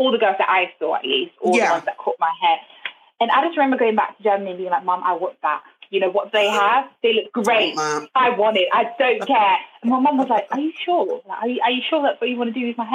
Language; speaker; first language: English; non-native, fluent; German